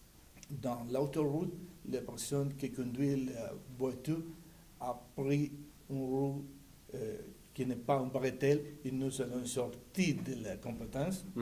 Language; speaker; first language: French; non-native, learner; Spanish